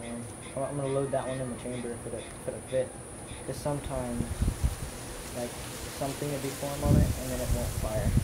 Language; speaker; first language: English; native; English